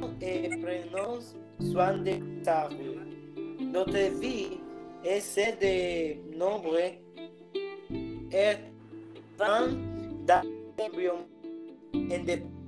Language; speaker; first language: French; non-native, learner; Spanish